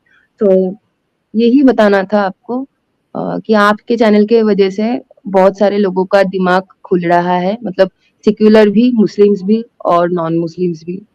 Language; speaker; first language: Hindi; non-native, local second language; Bangla